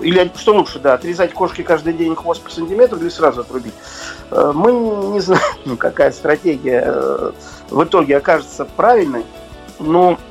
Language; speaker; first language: Russian; native; Russian